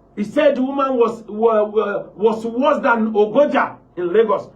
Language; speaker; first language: English; non-native, local second language; Yoruba